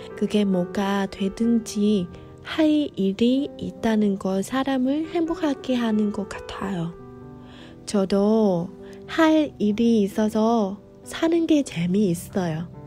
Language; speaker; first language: Korean; non-native, fluent; Vietnamese